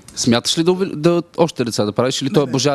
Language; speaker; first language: Bulgarian; native; Bulgarian